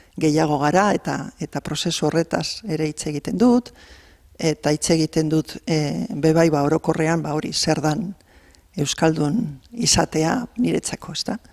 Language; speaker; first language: Basque; non-native, local second language; Spanish